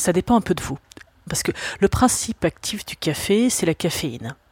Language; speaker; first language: French; native; French